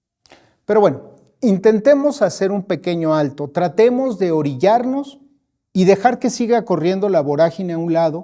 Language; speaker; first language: Spanish; native; Spanish